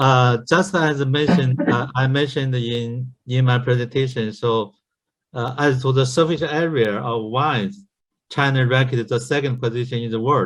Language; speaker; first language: English; non-native, learner; Chinese